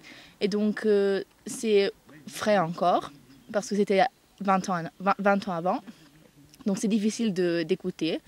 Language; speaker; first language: French; non-native, learner; Bosnian